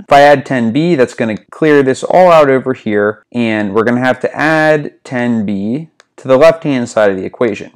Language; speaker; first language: English; native; English